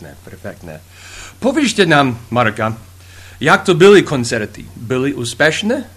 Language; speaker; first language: Slovak; early bilingual, heritage; Rusyn